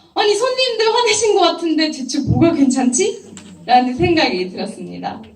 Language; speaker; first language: Korean; non-native, fluent; Japanese